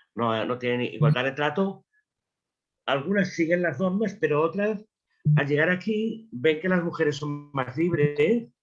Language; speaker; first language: Spanish; native; Spanish